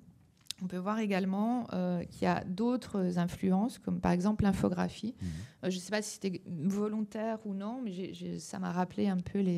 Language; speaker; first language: French; native; French